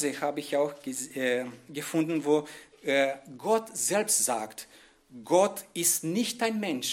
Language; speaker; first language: German; non-native, fluent; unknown